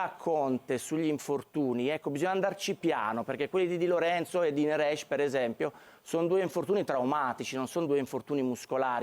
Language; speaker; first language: Italian; native; Italian